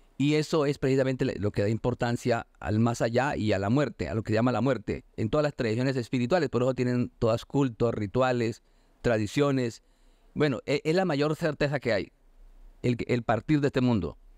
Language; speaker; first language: Spanish; native; Spanish